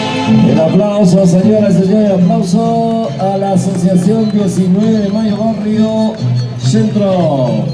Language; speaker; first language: Spanish; native; Spanish